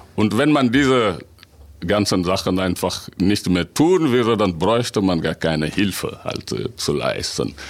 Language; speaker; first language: German; non-native, fluent; Wolof